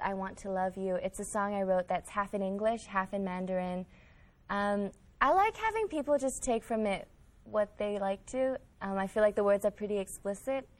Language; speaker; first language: English; non-native, local second language; Cantonese